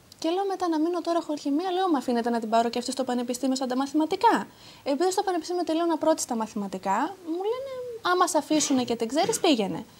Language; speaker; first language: Greek; early bilingual, heritage; Greek